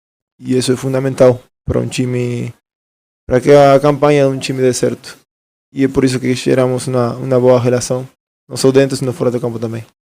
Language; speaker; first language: Portuguese; non-native, fluent; Spanish